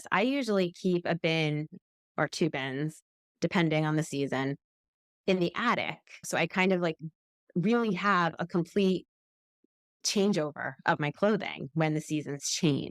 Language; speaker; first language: English; native; English